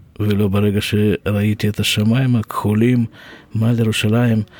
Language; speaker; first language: Hebrew; non-native, fluent; Russian